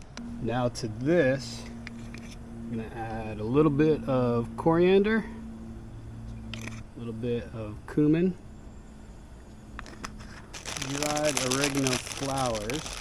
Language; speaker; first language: English; native; English